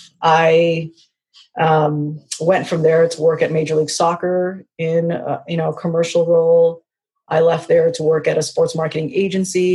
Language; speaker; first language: English; native; English